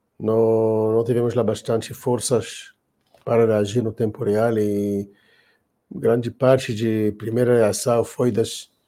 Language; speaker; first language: Portuguese; non-native, learner; Hebrew